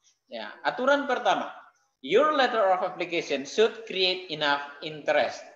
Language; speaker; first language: English; non-native, fluent; Indonesian